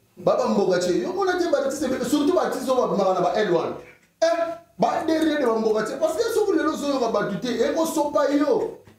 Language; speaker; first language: Lingala; native; Lingala